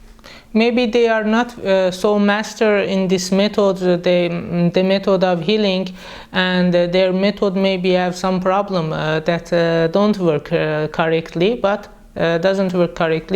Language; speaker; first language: English; non-native, learner; Persian